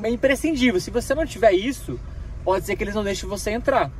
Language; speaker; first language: Portuguese; native; Portuguese